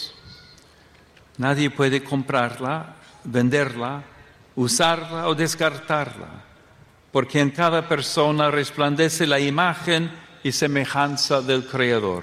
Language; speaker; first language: Spanish; non-native, fluent; English